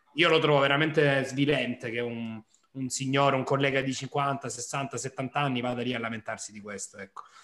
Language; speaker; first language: Italian; native; Italian